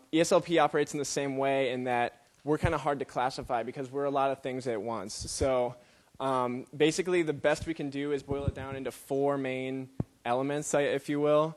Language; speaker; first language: English; native; English